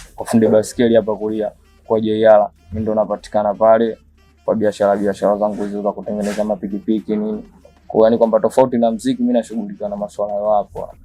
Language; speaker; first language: Swahili; native; Swahili